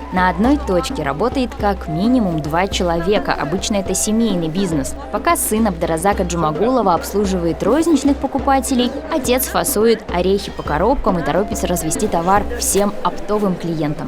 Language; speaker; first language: Russian; native; Russian